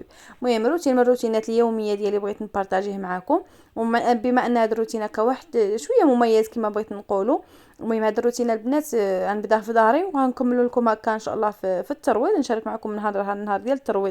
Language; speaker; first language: Arabic; native; Arabic